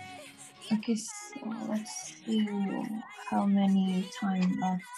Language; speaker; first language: English; non-native, fluent; Indonesian